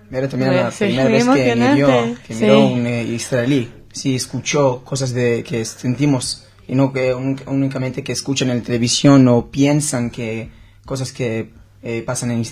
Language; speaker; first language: Spanish; non-native, learner; Hebrew